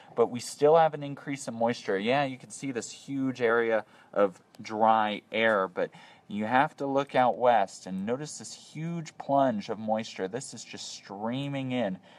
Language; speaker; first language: English; native; English